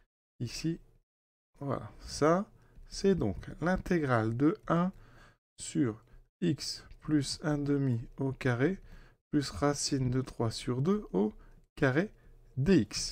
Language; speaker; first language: French; native; French